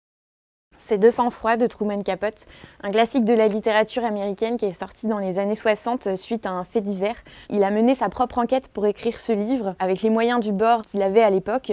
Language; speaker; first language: French; native; French